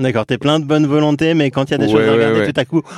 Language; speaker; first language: French; native; French